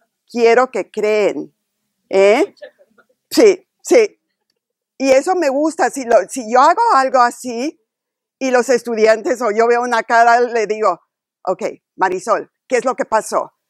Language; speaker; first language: Spanish; early bilingual, heritage; Spanish